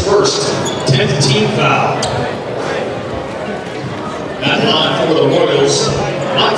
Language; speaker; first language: English; native; English